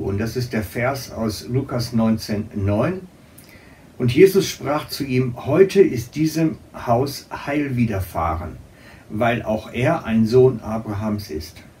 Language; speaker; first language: German; native; German